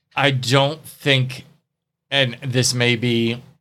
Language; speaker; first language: English; native; English